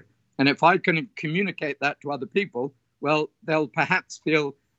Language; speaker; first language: English; native; English